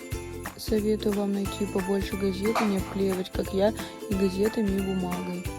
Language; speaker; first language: Russian; native; Russian